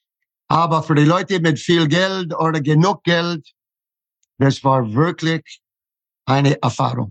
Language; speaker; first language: German; non-native, fluent; English